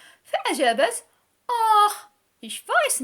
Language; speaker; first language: German; non-native, learner; Arabic